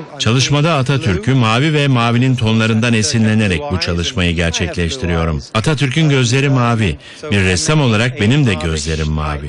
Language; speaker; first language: Turkish; native; Turkish